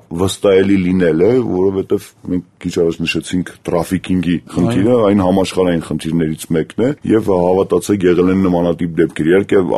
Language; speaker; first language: Armenian; native; Armenian